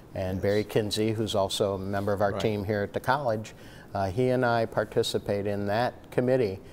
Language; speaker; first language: English; native; English